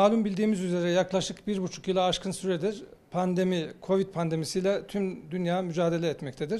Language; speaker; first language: Turkish; native; Turkish